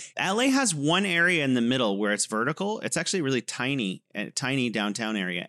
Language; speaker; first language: English; native; English